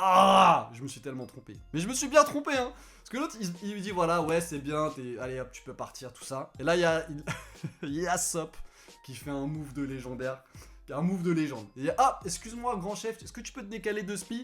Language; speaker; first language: French; native; French